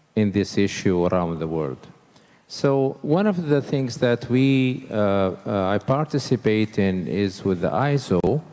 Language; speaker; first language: English; non-native, fluent; Arabic